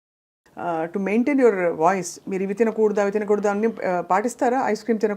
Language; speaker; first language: Telugu; native; Telugu